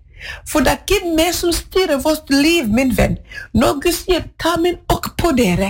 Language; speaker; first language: Norwegian; non-native, fluent; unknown